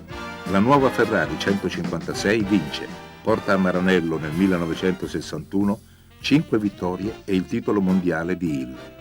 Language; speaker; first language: Italian; native; Italian